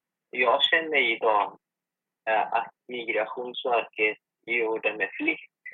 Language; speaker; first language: Swedish; non-native, fluent; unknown